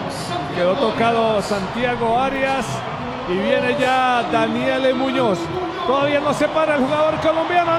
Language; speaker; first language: Spanish; native; Spanish